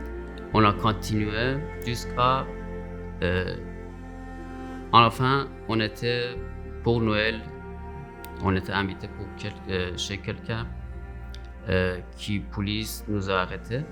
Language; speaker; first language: French; non-native, learner; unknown